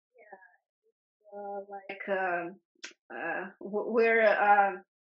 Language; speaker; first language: English; non-native, fluent; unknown